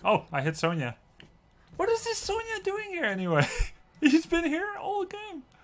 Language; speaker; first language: English; non-native, fluent; Dutch